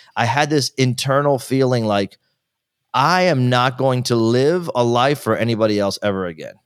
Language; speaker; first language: English; native; English